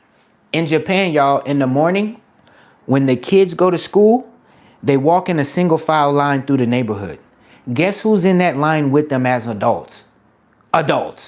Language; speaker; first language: English; native; English